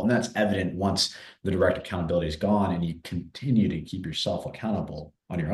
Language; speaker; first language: English; native; English